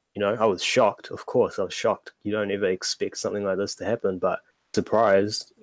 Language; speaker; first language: English; native; English